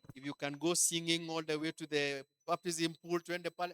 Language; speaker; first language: English; non-native, local second language; Swahili